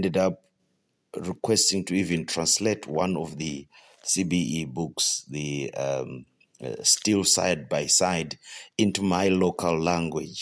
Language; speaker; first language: English; non-native, local second language; Shona